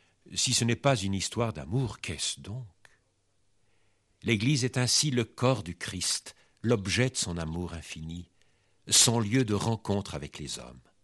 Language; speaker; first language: French; native; French